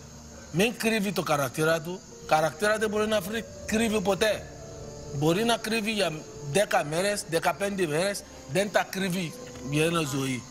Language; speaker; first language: Greek; non-native, learner; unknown